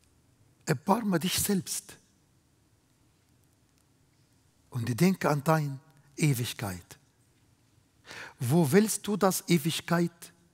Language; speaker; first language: German; non-native, fluent; Arabic